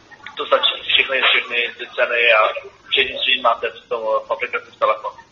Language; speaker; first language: Czech; non-native, learner; Russian